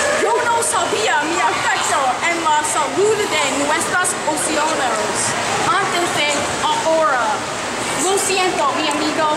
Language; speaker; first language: Spanish; non-native, learner; English